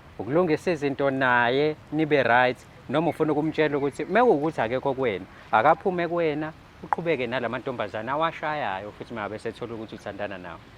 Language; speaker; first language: Zulu; native; Zulu